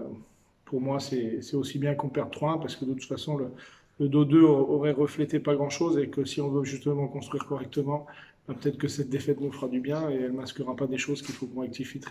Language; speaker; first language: French; native; French